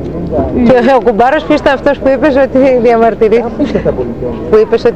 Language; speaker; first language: Greek; native; Greek